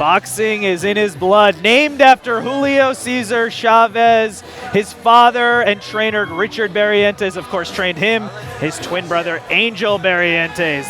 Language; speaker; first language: English; native; English